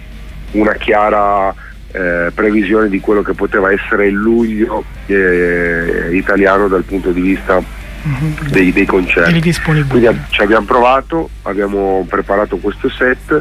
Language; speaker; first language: Italian; native; Italian